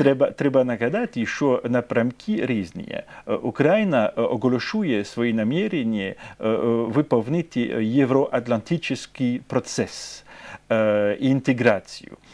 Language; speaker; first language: Ukrainian; non-native, fluent; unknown